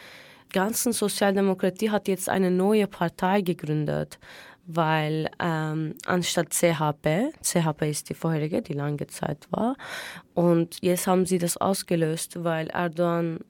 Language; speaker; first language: German; non-native, fluent; Turkish